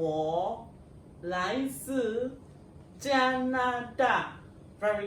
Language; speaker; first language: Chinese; non-native, fluent; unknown